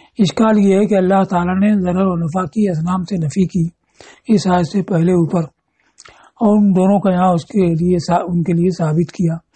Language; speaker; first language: Urdu; native; Urdu